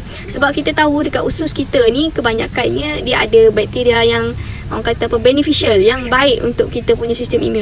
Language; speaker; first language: Malay; native; Malay